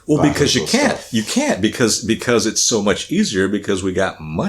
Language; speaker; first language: English; native; English